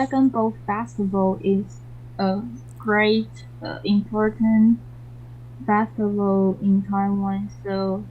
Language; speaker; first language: English; non-native, learner; Chinese